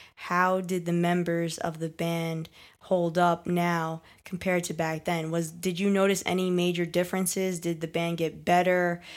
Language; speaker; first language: English; native; English